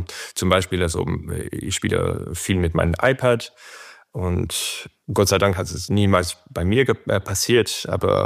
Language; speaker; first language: German; non-native, fluent; French